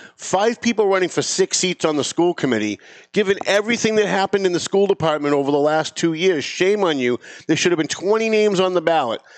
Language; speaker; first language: English; native; English